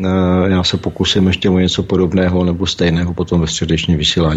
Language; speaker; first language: Czech; native; Czech